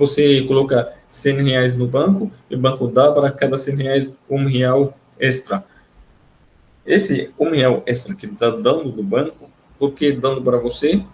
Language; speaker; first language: Portuguese; non-native, learner; Arabic